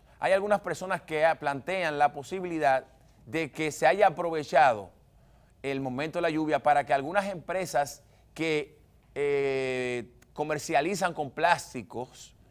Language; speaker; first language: Spanish; native; Spanish